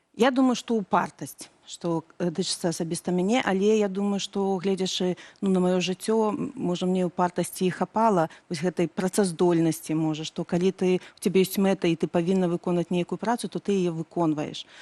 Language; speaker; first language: Belarusian; non-native, local second language; Russian